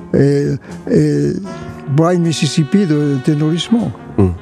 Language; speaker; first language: French; native; French